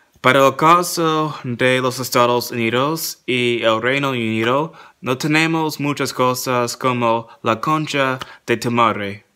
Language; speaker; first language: Spanish; non-native, learner; English